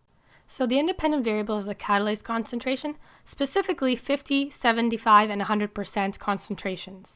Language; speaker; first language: English; native; English